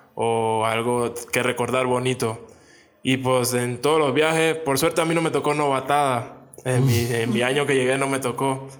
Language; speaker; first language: Spanish; native; Spanish